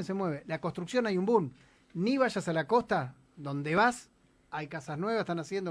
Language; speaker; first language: Spanish; native; Spanish